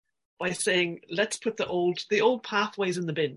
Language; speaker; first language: English; native; English